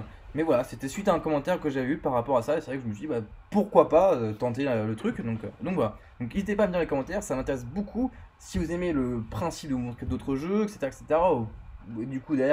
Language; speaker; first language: French; native; French